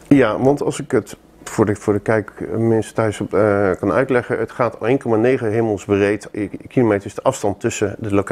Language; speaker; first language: Dutch; native; Dutch